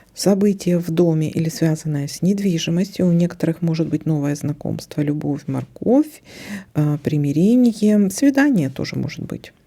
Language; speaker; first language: Russian; native; Russian